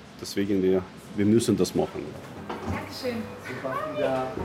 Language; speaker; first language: German; non-native, learner; Russian